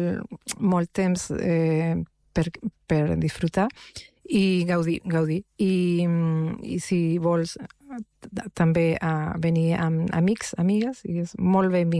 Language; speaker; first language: Catalan; non-native, fluent; Spanish